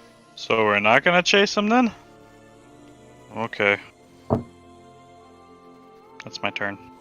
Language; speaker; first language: English; native; English